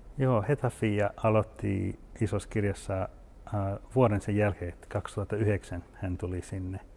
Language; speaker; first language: Finnish; early bilingual, heritage; Finnish